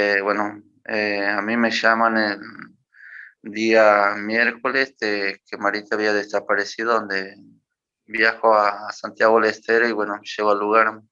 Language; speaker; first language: Spanish; native; Spanish